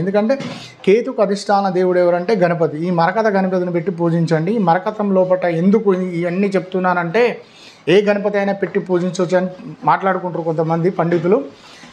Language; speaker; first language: Telugu; native; Telugu